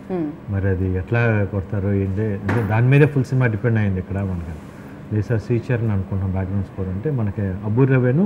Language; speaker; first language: Telugu; native; Telugu